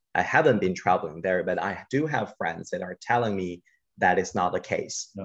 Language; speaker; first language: English; non-native, fluent; Chinese